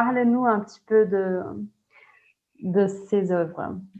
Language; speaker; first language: French; non-native, fluent; Portuguese